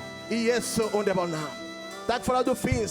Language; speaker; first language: Swedish; non-native, learner; Lingala